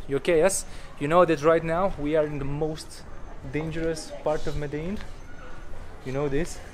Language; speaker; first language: English; non-native, fluent; Romanian